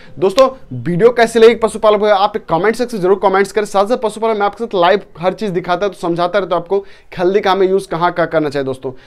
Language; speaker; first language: Hindi; native; Hindi